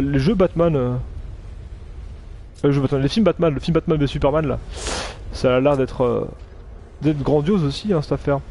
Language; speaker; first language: French; native; French